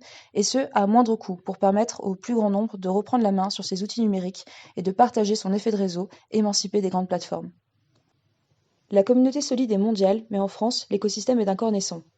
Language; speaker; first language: French; native; French